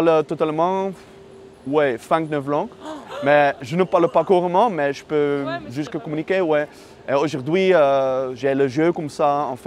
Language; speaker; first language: French; non-native, learner; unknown